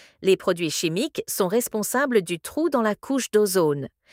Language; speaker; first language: French; native; French